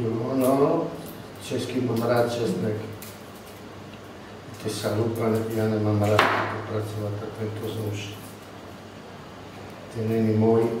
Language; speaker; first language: Czech; non-native, learner; Italian